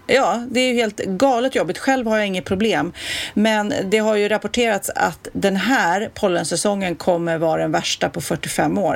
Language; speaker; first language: Swedish; native; Swedish